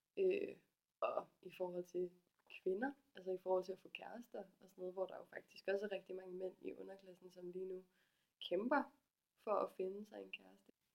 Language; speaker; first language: Danish; native; Danish